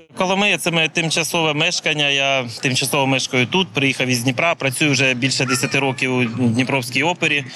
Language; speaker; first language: Ukrainian; non-native, local second language; Russian